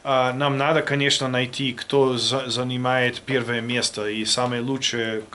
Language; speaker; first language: Russian; non-native, fluent; German